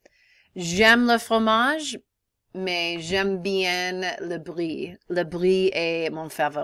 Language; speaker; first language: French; non-native, fluent; English